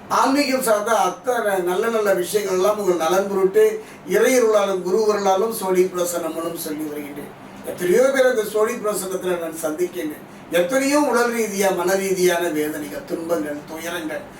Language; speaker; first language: Tamil; native; Tamil